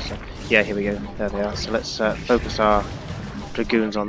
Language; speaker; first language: English; native; English